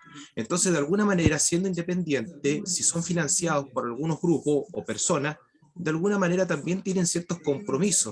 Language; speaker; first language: Spanish; native; Spanish